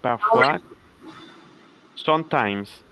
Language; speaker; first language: French; non-native, fluent; Spanish